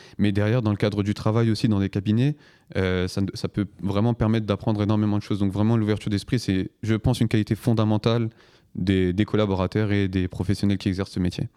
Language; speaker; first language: French; early bilingual, other home language; Turkish